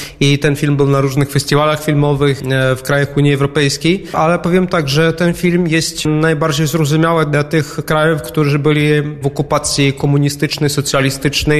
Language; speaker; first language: Polish; non-native, fluent; Ukrainian